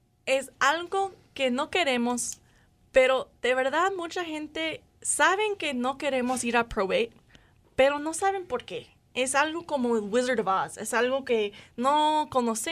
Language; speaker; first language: Spanish; non-native, learner; English